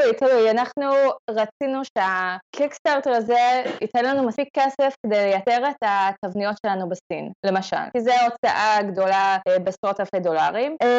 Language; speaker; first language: Hebrew; non-native, fluent; English